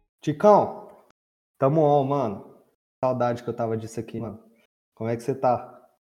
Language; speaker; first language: Portuguese; native; Portuguese